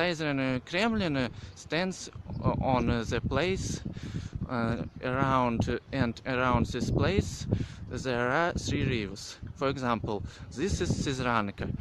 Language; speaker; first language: English; non-native, learner; Russian